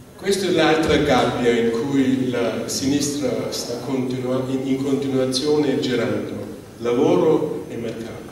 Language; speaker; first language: Italian; non-native, fluent; German